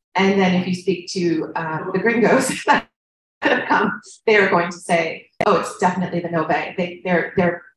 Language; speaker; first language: English; native; English